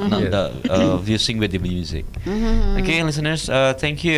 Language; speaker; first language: English; non-native, learner; Indonesian